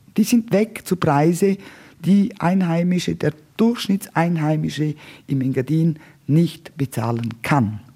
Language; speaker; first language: German; non-native, local second language; Romansh